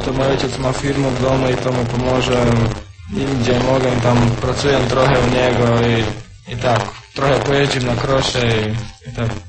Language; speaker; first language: Polish; non-native, learner; Croatian